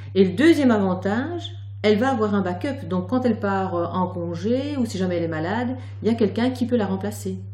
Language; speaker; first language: French; native; French